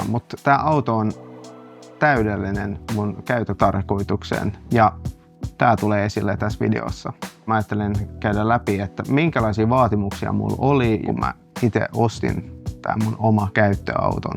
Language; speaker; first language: Finnish; non-native, local second language; Swedish